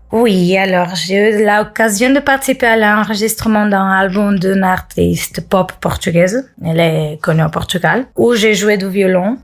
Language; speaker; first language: French; non-native, fluent; Portuguese